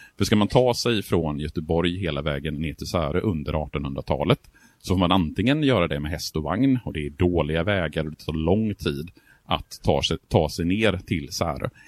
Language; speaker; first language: Swedish; native; Swedish